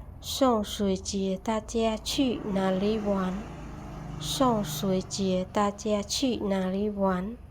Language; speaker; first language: Chinese; non-native, fluent; Khmer